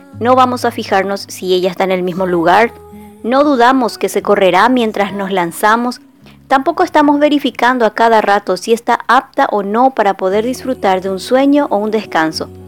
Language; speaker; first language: Spanish; native; Spanish